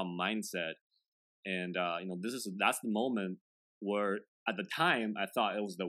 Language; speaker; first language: English; non-native, fluent; Chinese